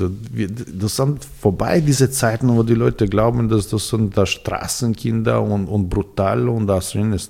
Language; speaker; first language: German; non-native, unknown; Serbian